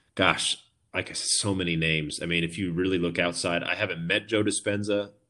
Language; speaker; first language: English; native; English